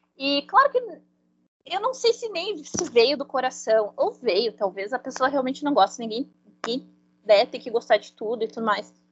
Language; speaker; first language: Portuguese; non-native, fluent; Spanish